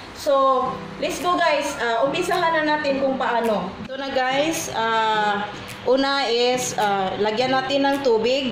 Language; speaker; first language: Filipino; non-native, local second language; Cebuano